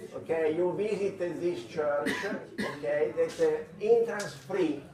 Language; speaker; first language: English; non-native, fluent; Italian